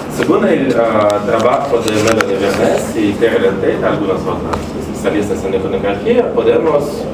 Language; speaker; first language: Spanish; non-native, fluent; Russian